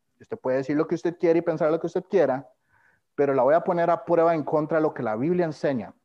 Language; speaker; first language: Spanish; native; Spanish